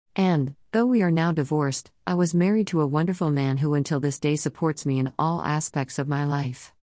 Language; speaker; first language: English; non-native, local second language; Surigaonon